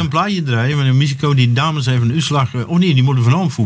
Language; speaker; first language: Dutch; native; Dutch